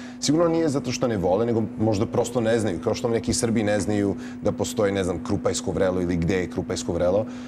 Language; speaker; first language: Serbian; early bilingual, heritage; Serbian